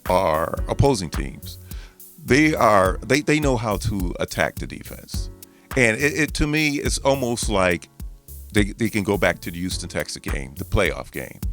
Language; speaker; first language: English; native; English